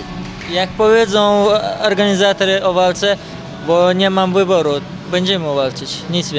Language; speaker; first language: Polish; non-native, fluent; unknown